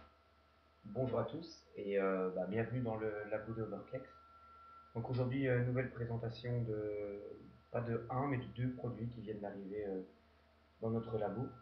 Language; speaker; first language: French; native; French